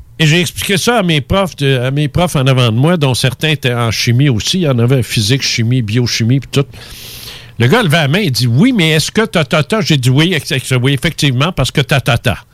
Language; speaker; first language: French; early bilingual, other home language; Spanish